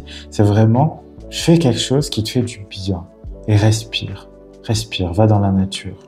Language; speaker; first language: French; native; French